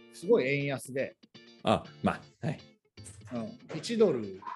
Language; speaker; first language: Japanese; native; Japanese